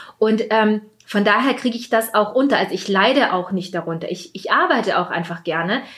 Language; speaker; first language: German; early bilingual, other home language; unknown